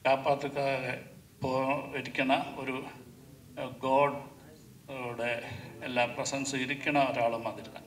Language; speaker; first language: Tamil; non-native, learner; Malayalam